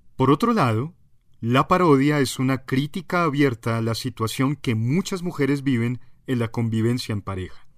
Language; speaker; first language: Spanish; native; Spanish